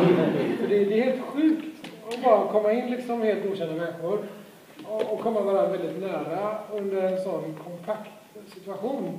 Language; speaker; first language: Swedish; native; Swedish